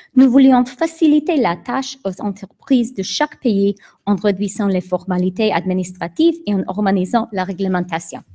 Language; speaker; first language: French; non-native, fluent; English